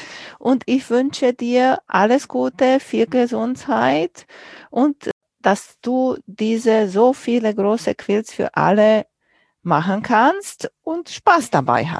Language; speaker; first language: German; non-native, fluent; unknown